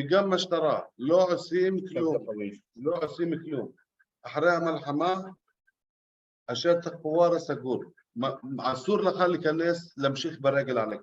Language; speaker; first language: Hebrew; non-native, local second language; Arabic